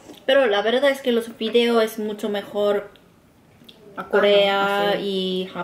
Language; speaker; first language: Spanish; non-native, learner; Korean